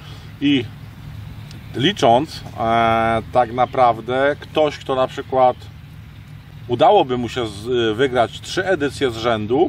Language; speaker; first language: Polish; native; Polish